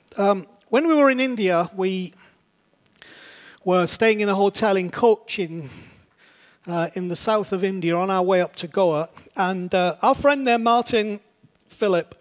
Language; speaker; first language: English; native; English